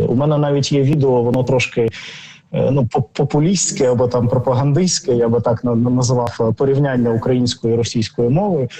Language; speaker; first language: Ukrainian; non-native, local second language; Russian